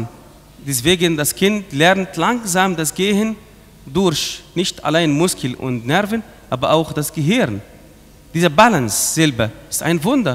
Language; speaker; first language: German; non-native, fluent; Arabic